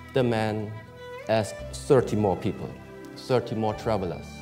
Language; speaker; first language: English; early bilingual, other home language; German